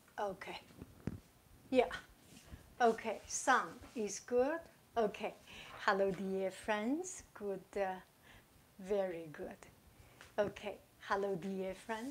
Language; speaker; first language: English; non-native, fluent; Chinese